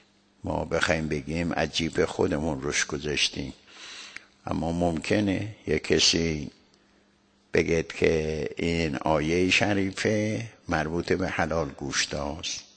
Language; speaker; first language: Persian; native; Persian